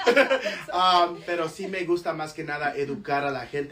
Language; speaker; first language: Spanish; early bilingual, heritage; Spanish